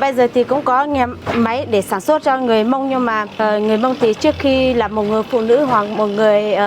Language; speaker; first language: Vietnamese; non-native, local second language; Hmong